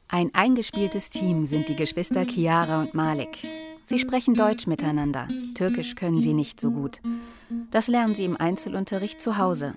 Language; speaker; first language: German; native; German